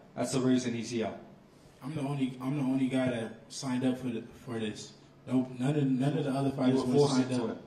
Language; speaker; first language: English; native; English